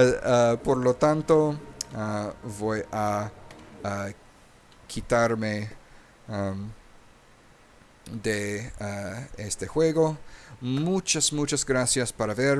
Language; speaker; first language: Spanish; non-native, learner; English